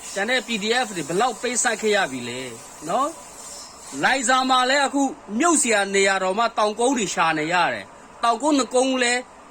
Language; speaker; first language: Burmese; non-native, local second language; Kachin